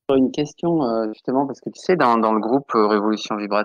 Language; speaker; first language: French; native; French